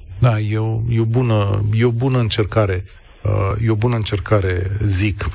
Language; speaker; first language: Romanian; native; Romanian